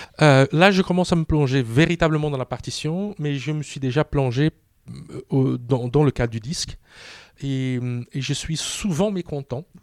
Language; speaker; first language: French; non-native, fluent; Portuguese